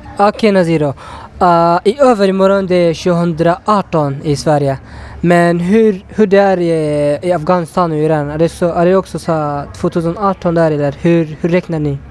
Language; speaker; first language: Swedish; non-native, learner; Tigrinya